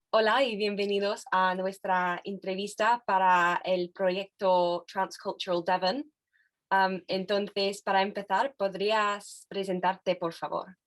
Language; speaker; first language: Spanish; non-native, fluent; English